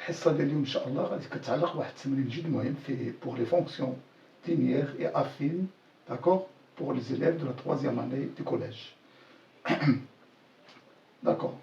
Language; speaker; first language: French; non-native, local second language; Arabic